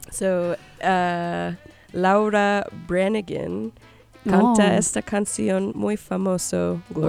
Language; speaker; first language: Spanish; non-native, learner; English